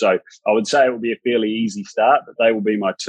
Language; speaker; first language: English; native; English